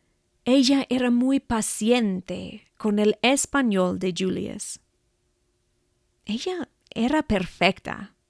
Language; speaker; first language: Spanish; non-native, fluent; English